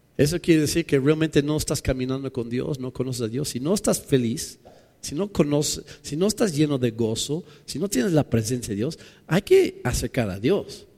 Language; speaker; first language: Spanish; non-native, fluent; English